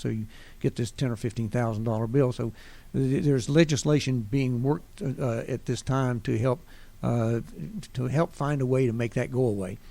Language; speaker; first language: English; native; English